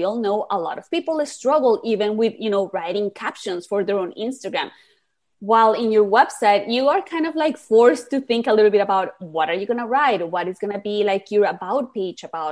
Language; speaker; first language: English; non-native, fluent; Spanish